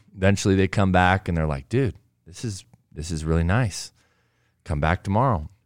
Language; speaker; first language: English; native; English